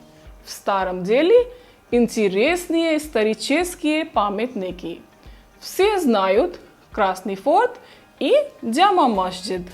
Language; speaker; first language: Russian; non-native, fluent; Hindi